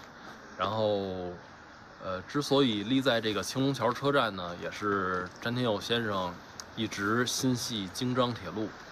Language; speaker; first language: Chinese; native; Chinese